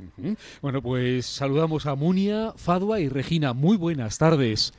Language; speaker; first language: Spanish; native; Spanish